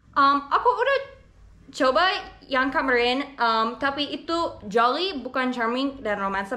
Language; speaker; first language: Indonesian; non-native, learner; English